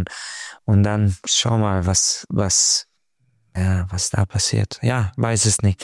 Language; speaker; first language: German; non-native, learner; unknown